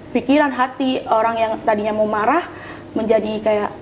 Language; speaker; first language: Indonesian; native; Indonesian